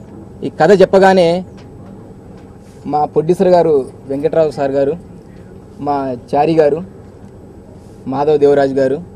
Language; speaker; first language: Telugu; native; Telugu